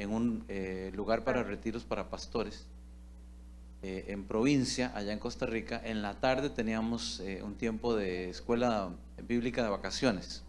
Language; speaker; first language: Spanish; native; Spanish